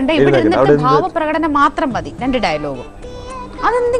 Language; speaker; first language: Malayalam; native; Malayalam